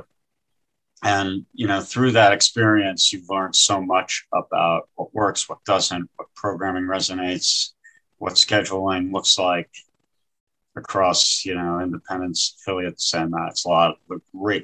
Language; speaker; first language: English; native; English